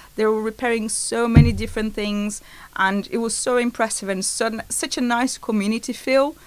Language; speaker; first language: English; non-native, fluent; Portuguese